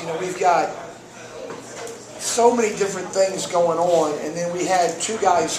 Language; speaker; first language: English; native; English